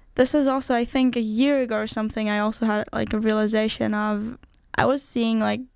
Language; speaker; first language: English; non-native, fluent; German